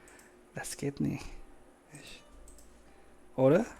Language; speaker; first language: German; non-native, fluent; Indonesian